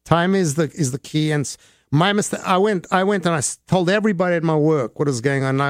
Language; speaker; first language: English; native; English